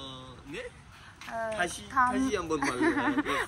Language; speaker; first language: Korean; non-native, learner; Urdu